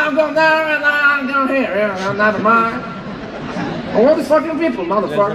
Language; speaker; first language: English; non-native, learner; Polish